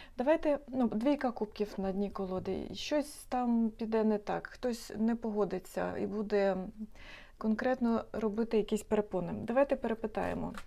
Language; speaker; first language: Ukrainian; non-native, local second language; Russian